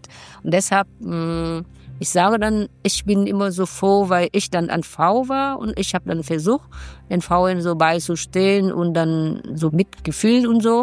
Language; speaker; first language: German; non-native, fluent; Vietnamese